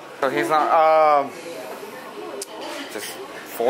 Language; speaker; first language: English; early bilingual, other home language; Spanish